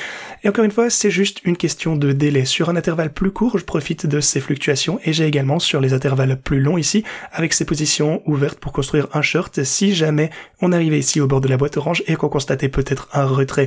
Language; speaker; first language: French; native; French